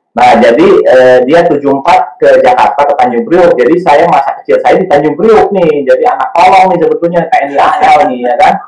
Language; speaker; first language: Indonesian; native; Indonesian